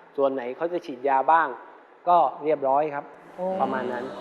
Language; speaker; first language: Thai; native; Thai